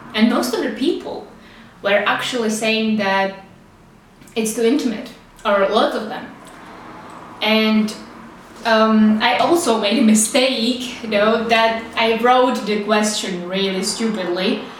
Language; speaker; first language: English; non-native, fluent; Czech